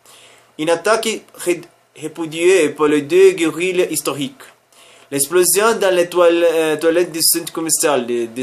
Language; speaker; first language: French; non-native, learner; Spanish